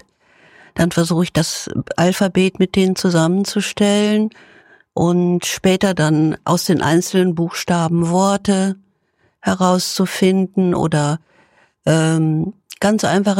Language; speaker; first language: German; native; German